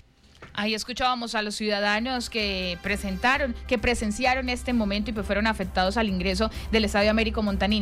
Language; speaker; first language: Spanish; native; Spanish